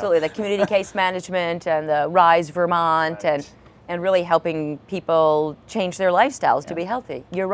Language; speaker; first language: English; native; English